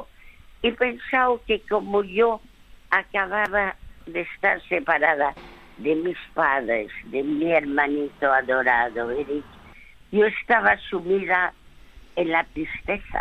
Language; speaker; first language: Spanish; early bilingual, other home language; French